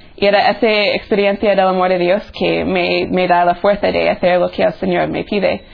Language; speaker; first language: Spanish; non-native, fluent; English